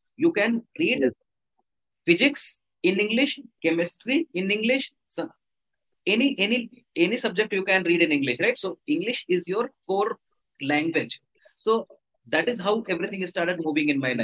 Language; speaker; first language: English; non-native, local second language; Hindi